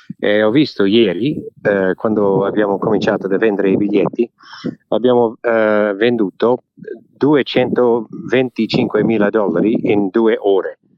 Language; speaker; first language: Italian; early bilingual, heritage; English